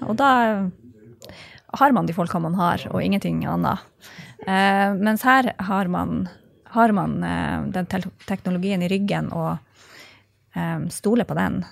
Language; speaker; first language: Norwegian; native; Norwegian